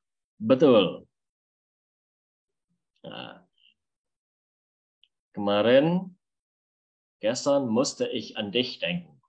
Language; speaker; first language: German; non-native, fluent; Indonesian